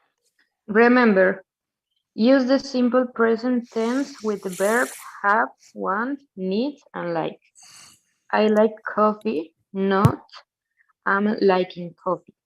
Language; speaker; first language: English; non-native, learner; Spanish